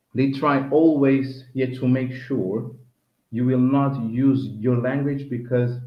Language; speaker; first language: English; non-native, fluent; Kabuverdianu